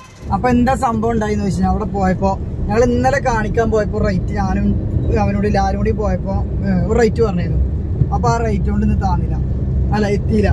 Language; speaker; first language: Malayalam; native; Malayalam